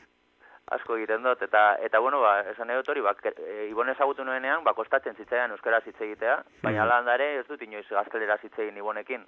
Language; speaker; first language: Basque; non-native, local second language; Spanish